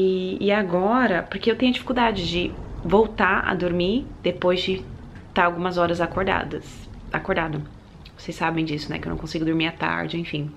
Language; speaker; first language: Portuguese; early bilingual, heritage; Portuguese